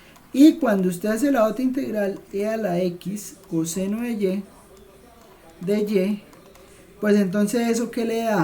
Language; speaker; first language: Spanish; native; Spanish